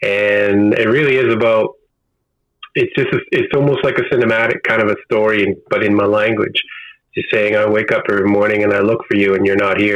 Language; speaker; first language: English; native; English